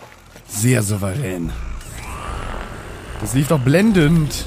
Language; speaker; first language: German; native; German